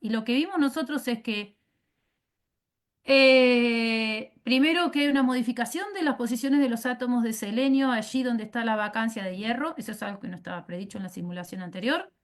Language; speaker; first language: Spanish; native; Spanish